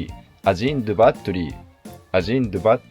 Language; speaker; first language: Russian; non-native, learner; Japanese